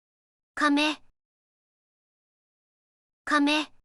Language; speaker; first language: Japanese; native; Japanese